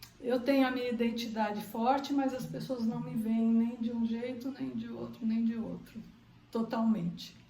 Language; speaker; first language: Portuguese; early bilingual, other home language; Armenian